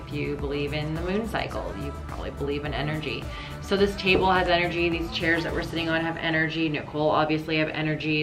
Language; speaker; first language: English; native; English